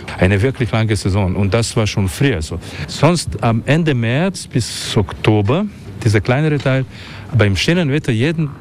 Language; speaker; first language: German; non-native, fluent; Slovenian